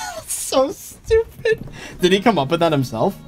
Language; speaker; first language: English; native; English